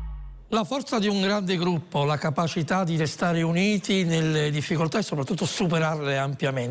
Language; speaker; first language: Italian; native; Italian